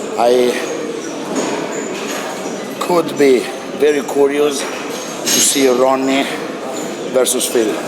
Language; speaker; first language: English; non-native, learner; Italian